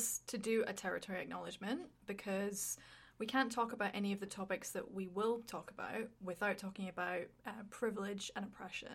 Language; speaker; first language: English; native; English